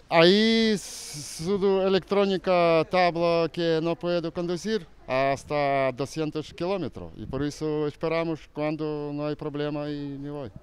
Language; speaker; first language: Spanish; non-native, learner; Ukrainian